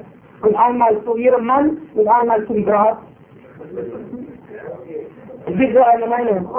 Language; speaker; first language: German; non-native, fluent; Arabic